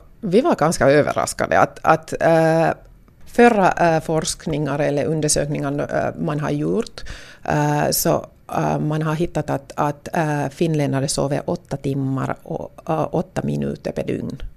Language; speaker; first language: Swedish; non-native, local second language; Finnish